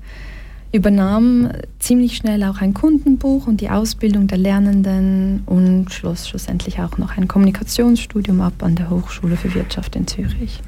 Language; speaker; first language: German; early bilingual, other home language; Portuguese